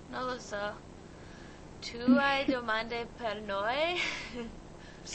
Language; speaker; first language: Italian; non-native, learner; English